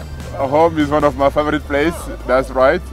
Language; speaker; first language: English; non-native, fluent; French